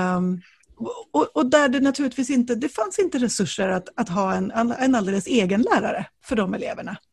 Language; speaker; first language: Swedish; native; Swedish